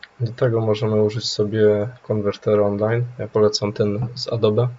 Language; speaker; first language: Polish; native; Polish